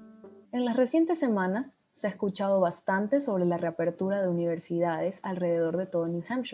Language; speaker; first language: Spanish; native; Spanish